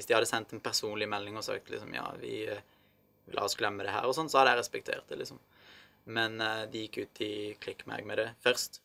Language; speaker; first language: Norwegian; early bilingual, other home language; Arabic